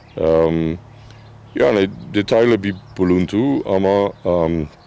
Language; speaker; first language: Turkish; non-native, fluent; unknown